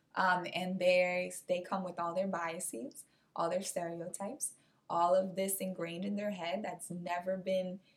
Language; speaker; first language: English; non-native, fluent; Portuguese